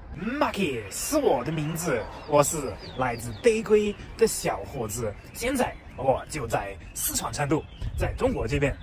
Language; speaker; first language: Chinese; non-native, fluent; German